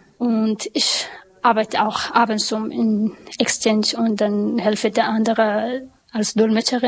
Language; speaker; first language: German; non-native, learner; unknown